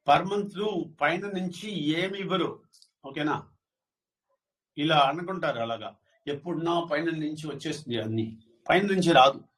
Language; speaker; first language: Telugu; non-native, learner; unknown